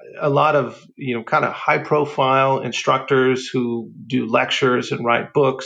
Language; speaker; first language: English; native; English